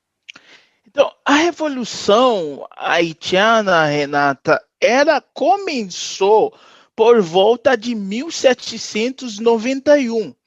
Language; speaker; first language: Portuguese; non-native, fluent; Haitian Creole